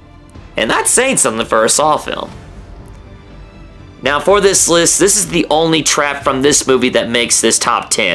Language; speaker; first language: English; native; English